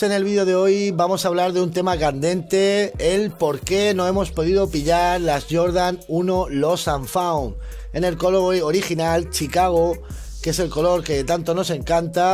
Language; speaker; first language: Spanish; native; Spanish